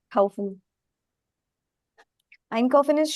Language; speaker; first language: German; non-native, fluent; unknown